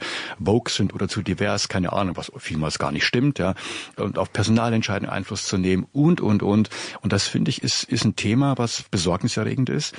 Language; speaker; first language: German; native; German